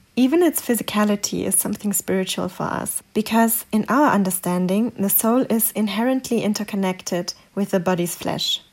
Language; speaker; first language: English; non-native, fluent; German